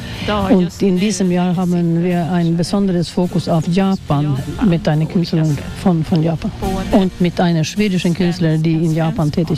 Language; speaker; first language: German; non-native, fluent; Swedish